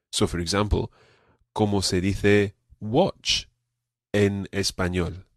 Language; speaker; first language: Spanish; non-native, fluent; English